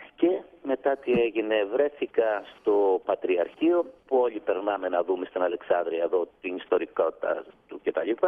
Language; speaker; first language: Greek; native; Greek